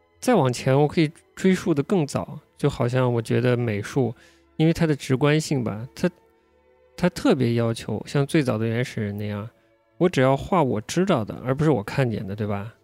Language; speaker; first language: Chinese; native; Chinese